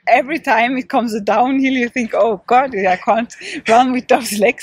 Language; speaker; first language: English; non-native, fluent; Swedish